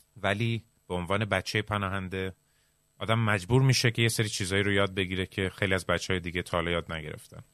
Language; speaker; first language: Persian; early bilingual, heritage; Persian